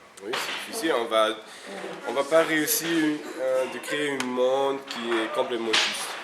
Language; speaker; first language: French; non-native, fluent; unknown